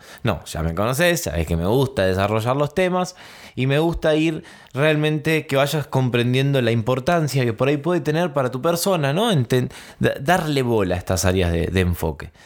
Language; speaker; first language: Spanish; native; Spanish